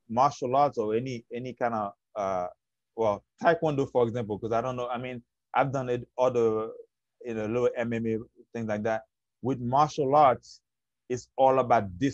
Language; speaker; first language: English; early bilingual, other home language; Haitian Creole